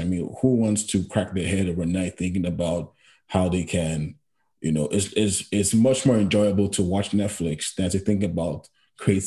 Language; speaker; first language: English; non-native, local second language; Yoruba